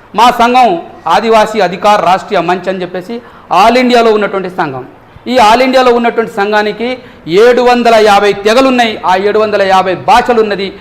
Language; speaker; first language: Telugu; non-native, local second language; Lambadi